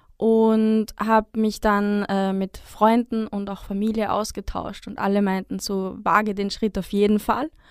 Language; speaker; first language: German; native; German